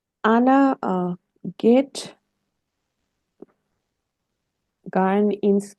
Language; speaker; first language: German; non-native, learner; Bangla